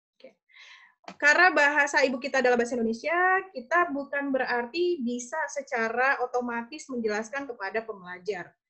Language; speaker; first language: Indonesian; native; Indonesian